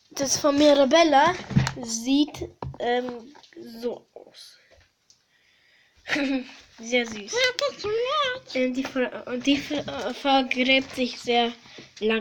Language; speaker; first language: German; early bilingual, other home language; Hungarian